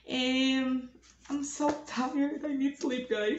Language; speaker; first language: English; non-native, learner; Portuguese